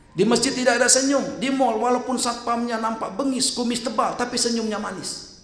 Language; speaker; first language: Indonesian; native; Indonesian